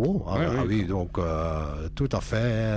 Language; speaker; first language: French; non-native, local second language; Dutch